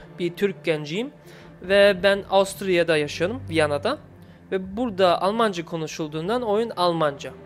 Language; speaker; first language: Turkish; early bilingual, heritage; Turkish